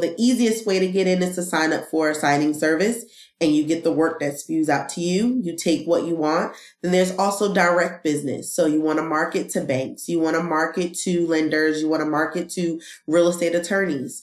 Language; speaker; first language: English; native; English